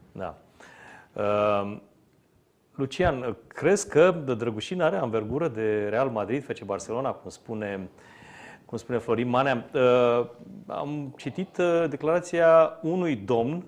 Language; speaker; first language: Romanian; native; Romanian